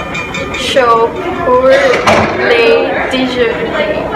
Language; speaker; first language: French; non-native, learner; English